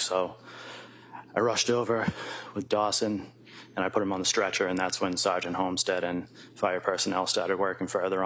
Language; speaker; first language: English; native; English